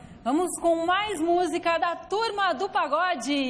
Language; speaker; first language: Portuguese; native; Portuguese